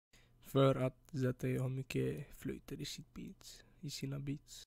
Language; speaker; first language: Swedish; early bilingual, other home language; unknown